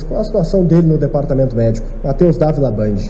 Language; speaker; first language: Portuguese; native; Portuguese